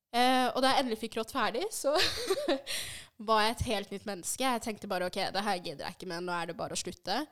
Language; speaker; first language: Norwegian; early bilingual, other home language; Swahili